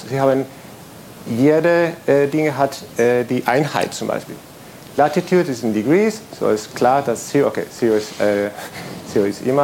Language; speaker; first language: German; non-native, fluent; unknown